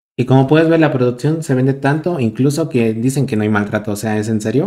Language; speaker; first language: Spanish; native; Spanish